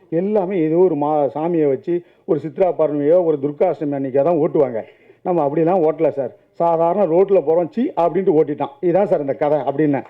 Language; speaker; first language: Tamil; native; Tamil